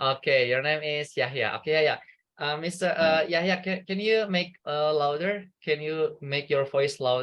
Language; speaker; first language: English; non-native, fluent; Indonesian